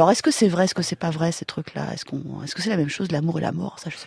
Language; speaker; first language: French; native; French